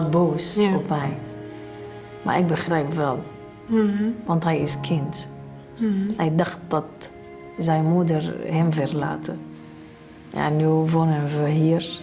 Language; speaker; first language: Dutch; non-native, learner; Arabic